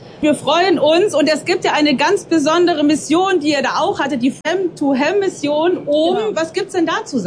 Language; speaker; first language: German; native; German